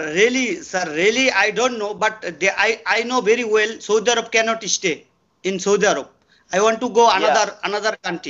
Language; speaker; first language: English; non-native, learner; Bangla